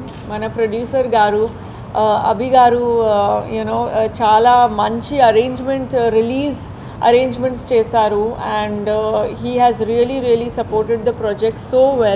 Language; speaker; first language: Telugu; non-native, fluent; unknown